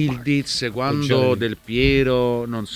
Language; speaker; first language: Italian; native; Italian